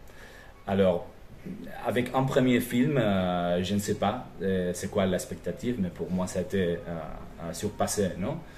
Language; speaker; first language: French; non-native, fluent; Spanish